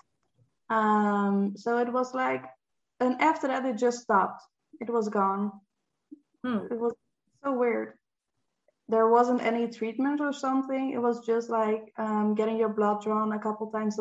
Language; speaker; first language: English; non-native, fluent; Dutch